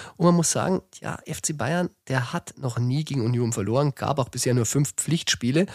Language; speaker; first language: German; native; German